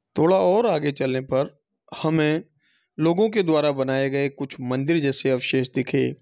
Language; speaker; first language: Hindi; native; Hindi